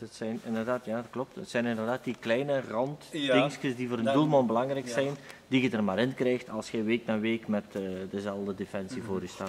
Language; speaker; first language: Dutch; native; Dutch